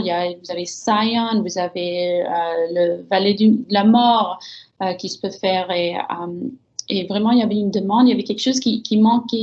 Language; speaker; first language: French; early bilingual, heritage; French